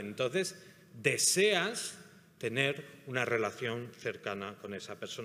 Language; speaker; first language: Spanish; native; Spanish